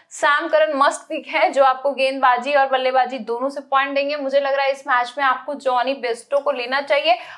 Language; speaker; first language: Hindi; native; Hindi